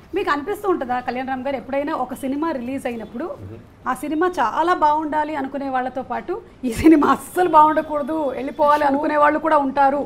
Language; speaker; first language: Telugu; native; Telugu